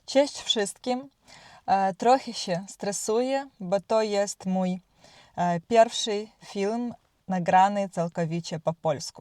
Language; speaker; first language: Polish; non-native, learner; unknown